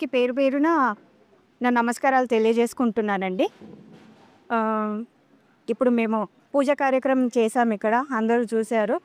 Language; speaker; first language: Telugu; native; Telugu